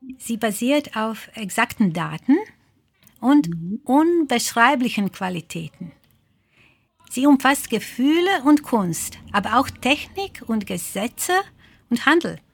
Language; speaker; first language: German; non-native, fluent; Croatian